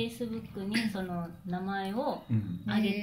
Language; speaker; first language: Japanese; native; Japanese